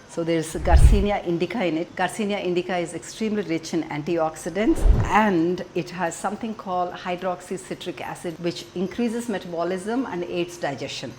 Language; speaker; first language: English; non-native, local second language; Telugu